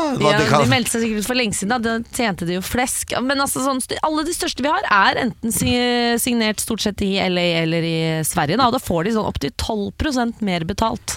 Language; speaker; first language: Norwegian; native; Norwegian